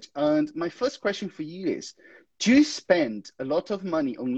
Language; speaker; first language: English; non-native, fluent; Portuguese